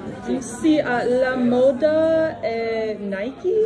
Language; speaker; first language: Italian; non-native, learner; English